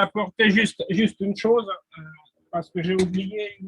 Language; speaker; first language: French; non-native, fluent; Russian